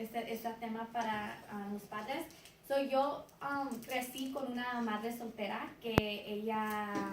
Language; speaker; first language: Spanish; early bilingual, heritage; Spanish